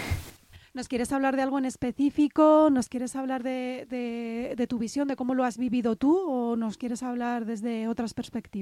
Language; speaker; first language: Spanish; native; Spanish